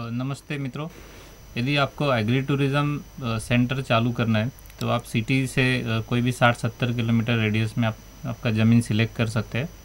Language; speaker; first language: Hindi; non-native, local second language; Marathi